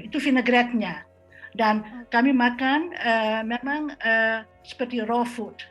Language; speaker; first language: Indonesian; non-native, fluent; Dutch